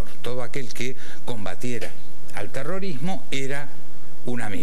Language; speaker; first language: Spanish; native; Spanish